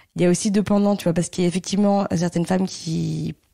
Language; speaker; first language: French; native; French